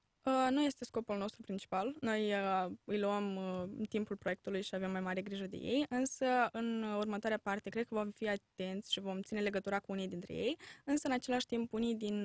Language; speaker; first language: Romanian; native; Romanian